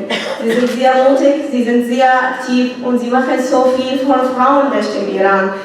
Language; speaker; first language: German; non-native, learner; Arabic